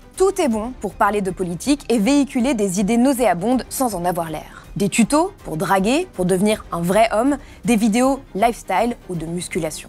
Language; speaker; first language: French; native; French